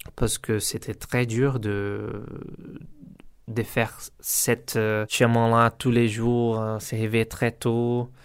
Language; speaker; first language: French; non-native, learner; Portuguese